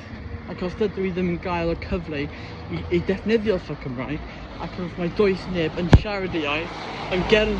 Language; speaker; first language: Welsh; non-native, learner; English